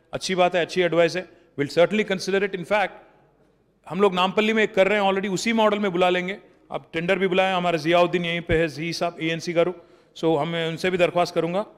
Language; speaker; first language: Hindi; non-native, local second language; Telugu